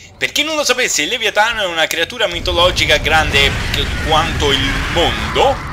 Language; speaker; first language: Italian; native; Italian